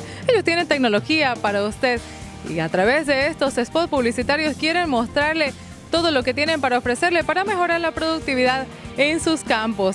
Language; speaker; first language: Spanish; native; Spanish